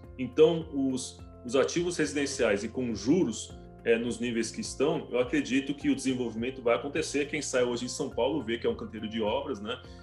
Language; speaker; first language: Portuguese; early bilingual, other home language; Chinese